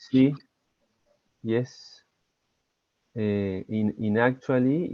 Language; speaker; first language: English; non-native, learner; Spanish